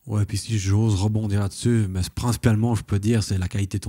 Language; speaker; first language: French; native; French